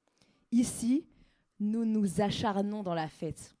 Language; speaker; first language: French; native; French